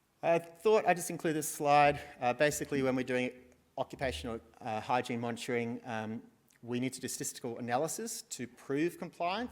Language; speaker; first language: English; native; English